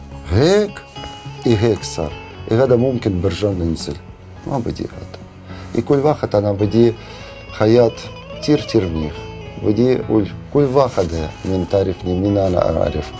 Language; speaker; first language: Arabic; non-native, learner; Russian